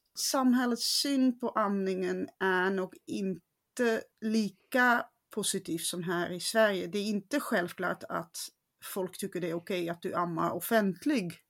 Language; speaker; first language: Swedish; non-native, fluent; Dutch